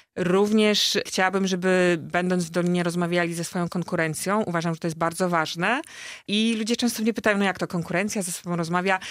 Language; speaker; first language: Polish; native; Polish